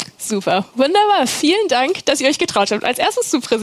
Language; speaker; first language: German; native; German